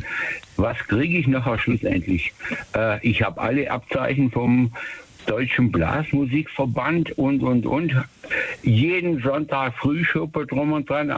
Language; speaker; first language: German; native; German